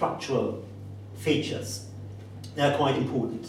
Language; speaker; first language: English; non-native, fluent; German